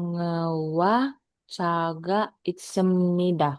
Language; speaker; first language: Korean; non-native, learner; Indonesian